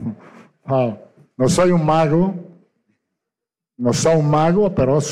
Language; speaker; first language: Portuguese; non-native, fluent; Italian